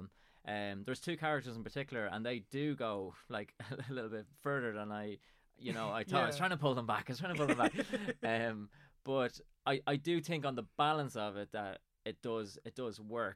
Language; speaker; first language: English; native; English